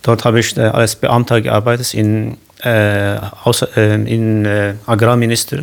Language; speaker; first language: German; non-native, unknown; Kurdish